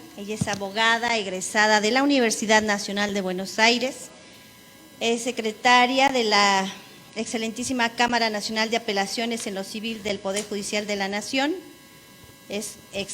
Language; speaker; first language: Spanish; native; Spanish